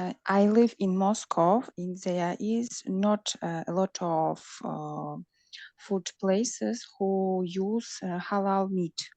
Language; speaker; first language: English; non-native, learner; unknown